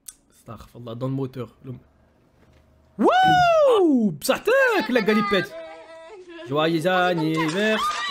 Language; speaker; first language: French; native; French